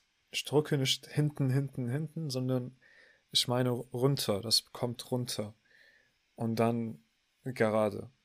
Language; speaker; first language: German; non-native, learner; English